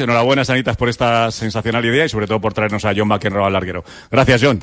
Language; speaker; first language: Spanish; native; Spanish